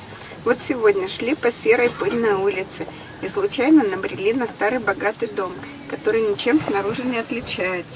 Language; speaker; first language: Russian; native; Russian